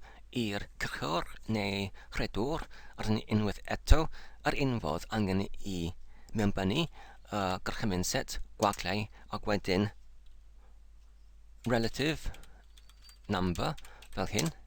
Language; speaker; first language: Welsh; non-native, learner; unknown